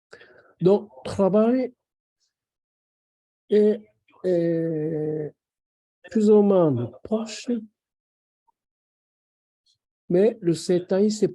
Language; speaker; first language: French; non-native, fluent; Japanese